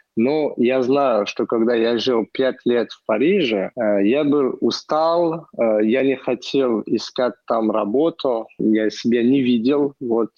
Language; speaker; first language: Russian; non-native, fluent; French